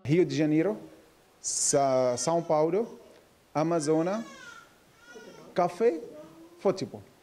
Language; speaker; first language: Portuguese; non-native, learner; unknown